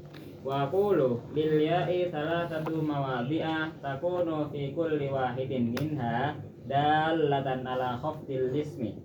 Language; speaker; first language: Arabic; non-native, learner; Indonesian